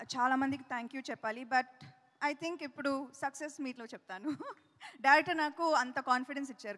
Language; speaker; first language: Telugu; non-native, fluent; Tamil